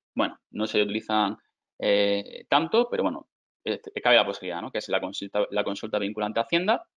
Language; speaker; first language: Spanish; native; Spanish